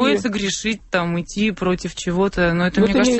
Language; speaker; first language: Russian; native; Russian